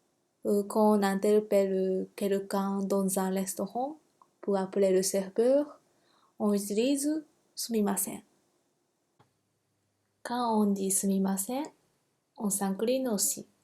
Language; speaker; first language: French; non-native, fluent; Japanese